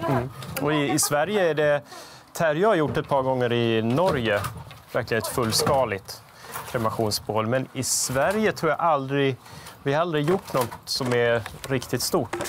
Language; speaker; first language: Swedish; native; Swedish